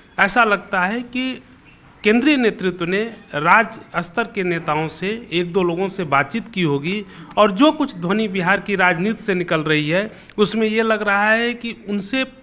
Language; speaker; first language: Hindi; native; Hindi